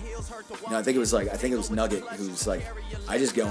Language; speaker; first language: English; native; English